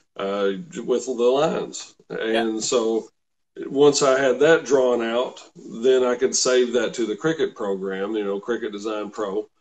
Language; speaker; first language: English; native; English